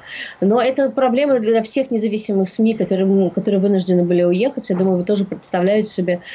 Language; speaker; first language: Russian; native; Russian